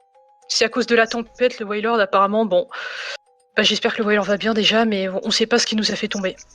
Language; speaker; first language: French; native; French